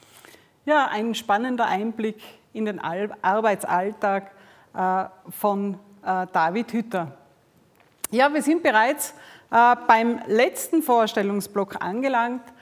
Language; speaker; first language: German; native; German